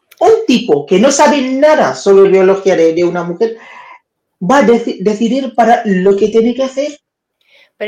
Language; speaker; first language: Spanish; non-native, fluent; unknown